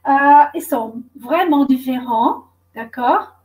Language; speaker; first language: French; non-native, fluent; Portuguese